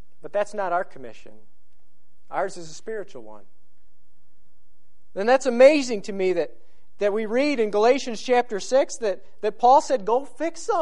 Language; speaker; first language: English; native; English